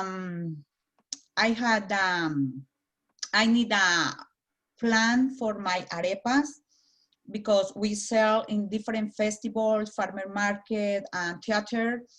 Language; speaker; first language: English; non-native, learner; Spanish